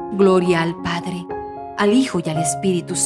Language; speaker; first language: Spanish; native; Spanish